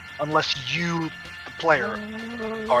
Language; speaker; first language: English; native; English